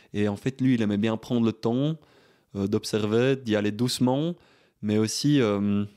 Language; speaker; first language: French; native; French